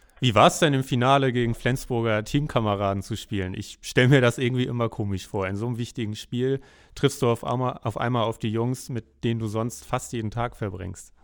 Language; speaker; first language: German; native; German